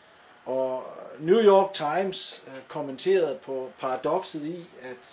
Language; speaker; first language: Danish; native; Danish